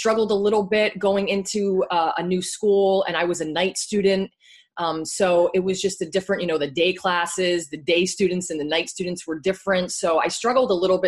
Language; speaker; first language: English; native; English